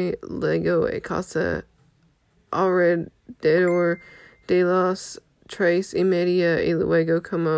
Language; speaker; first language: Spanish; non-native, learner; English